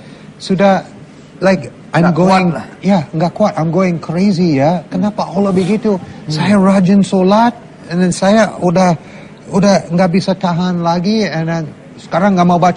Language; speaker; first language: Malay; non-native, fluent; English